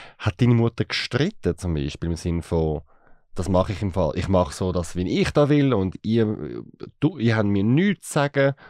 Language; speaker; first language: German; native; German